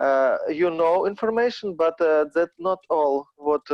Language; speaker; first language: English; non-native, learner; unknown